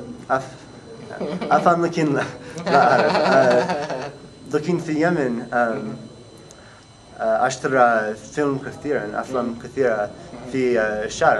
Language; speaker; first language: Arabic; non-native, learner; English